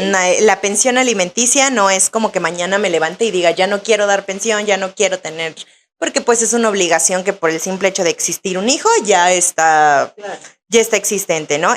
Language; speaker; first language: Spanish; native; Spanish